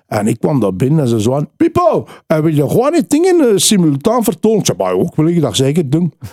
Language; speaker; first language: Dutch; native; Dutch